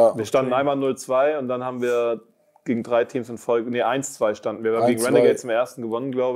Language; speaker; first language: German; native; German